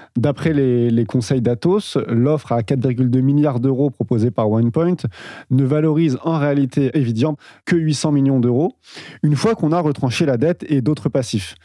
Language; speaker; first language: French; native; French